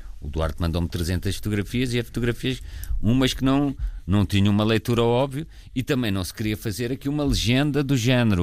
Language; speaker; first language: Portuguese; native; Portuguese